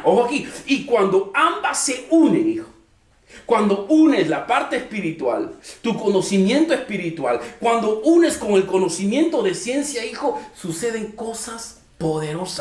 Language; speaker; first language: Spanish; native; Spanish